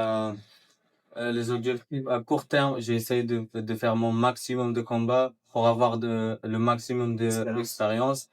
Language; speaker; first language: French; non-native, fluent; Persian